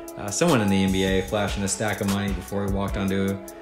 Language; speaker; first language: English; native; English